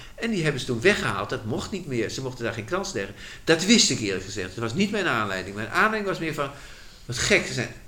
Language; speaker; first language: Dutch; native; Dutch